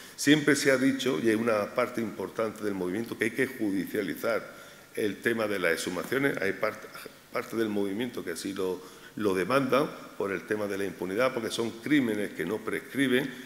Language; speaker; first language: Spanish; native; Spanish